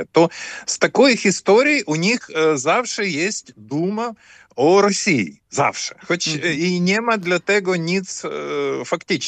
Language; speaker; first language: Polish; non-native, learner; Ukrainian